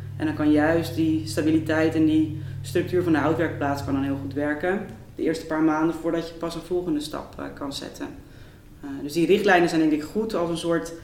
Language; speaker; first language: Dutch; native; Dutch